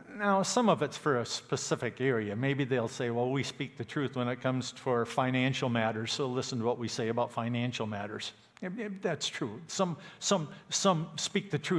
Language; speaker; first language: English; native; English